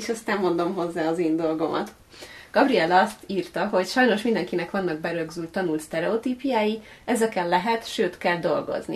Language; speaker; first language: Hungarian; native; Hungarian